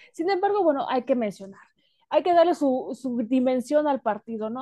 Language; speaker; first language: Spanish; native; Spanish